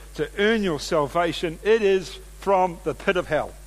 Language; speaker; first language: English; native; English